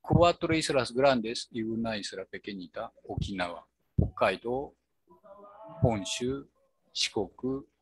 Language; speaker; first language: Spanish; non-native, fluent; Japanese